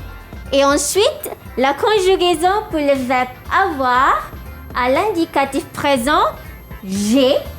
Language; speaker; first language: French; non-native, fluent; Malay